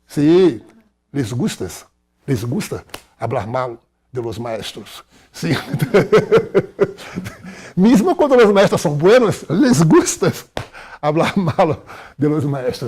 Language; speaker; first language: Spanish; non-native, fluent; Portuguese